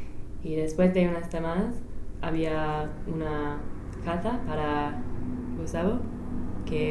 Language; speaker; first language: Spanish; non-native, learner; English